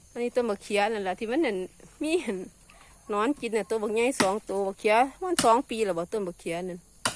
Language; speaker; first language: Thai; native; Thai